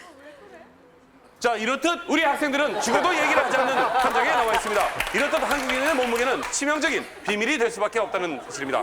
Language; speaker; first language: Korean; native; Korean